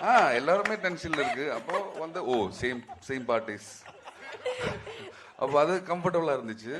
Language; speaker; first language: Tamil; non-native, learner; Malayalam